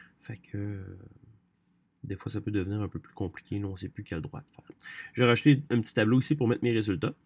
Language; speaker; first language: French; native; French